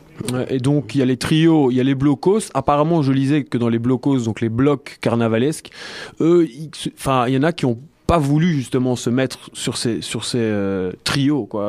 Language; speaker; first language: French; native; French